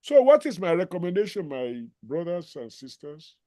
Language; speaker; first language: English; non-native, local second language; Yoruba